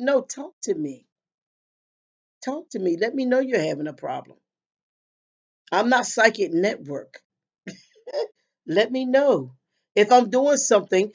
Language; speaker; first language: English; native; English